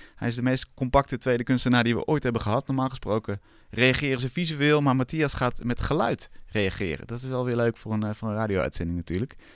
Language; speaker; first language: Dutch; native; Dutch